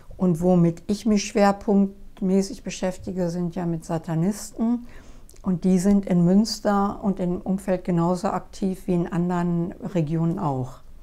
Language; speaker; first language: German; native; German